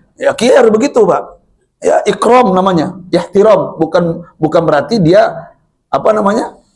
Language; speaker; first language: Indonesian; non-native, local second language; Minangkabau